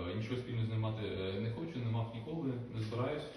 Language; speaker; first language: Ukrainian; native; Ukrainian